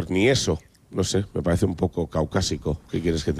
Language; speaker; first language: Spanish; native; Spanish